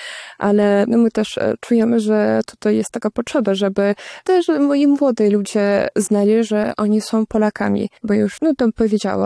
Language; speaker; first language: Polish; non-native, fluent; Russian